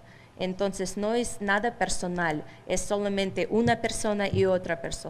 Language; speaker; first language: Spanish; non-native, fluent; Russian